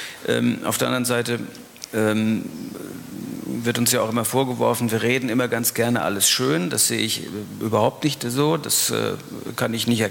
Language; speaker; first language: German; native; German